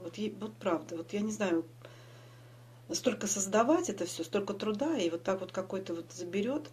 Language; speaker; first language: Russian; native; Russian